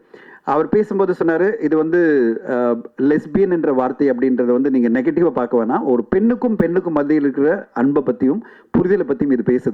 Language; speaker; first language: Tamil; native; Tamil